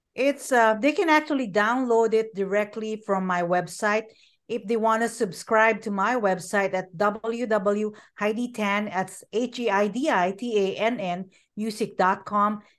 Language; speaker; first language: English; non-native, local second language; Filipino